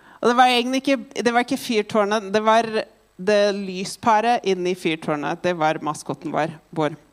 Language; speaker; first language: Norwegian; non-native, fluent; English